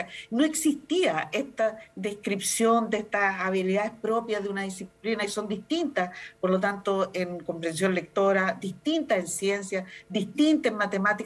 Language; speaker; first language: Spanish; native; Spanish